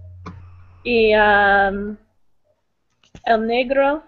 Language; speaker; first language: Spanish; non-native, learner; English